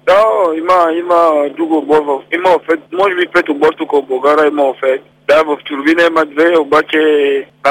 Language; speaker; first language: Bulgarian; non-native, learner; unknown